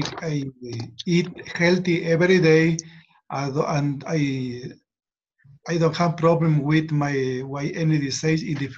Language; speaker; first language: English; non-native, learner; Spanish